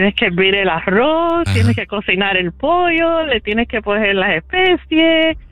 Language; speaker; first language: Spanish; early bilingual, heritage; Spanish